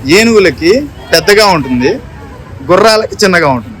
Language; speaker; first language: Telugu; native; Telugu